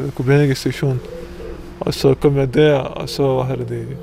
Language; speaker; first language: Danish; non-native, fluent; Persian